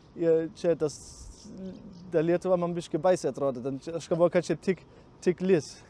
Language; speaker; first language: Lithuanian; non-native, learner; German